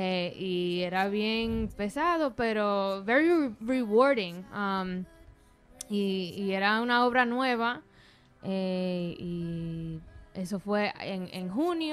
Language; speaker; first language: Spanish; early bilingual, heritage; Spanish